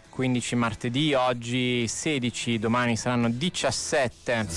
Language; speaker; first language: Italian; native; Italian